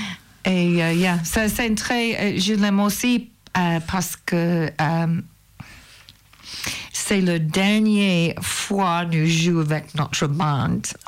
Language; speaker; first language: French; non-native, learner; English